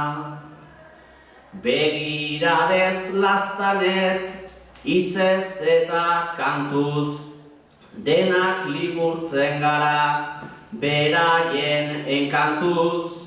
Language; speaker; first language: Basque; native; Basque